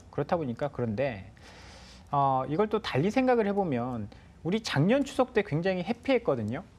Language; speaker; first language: Korean; native; Korean